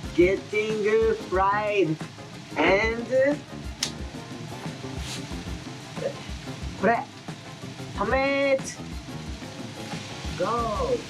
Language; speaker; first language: English; non-native, learner; Japanese